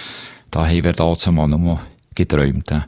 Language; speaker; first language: German; native; German